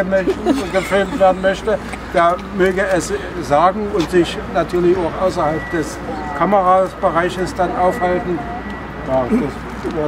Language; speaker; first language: German; native; German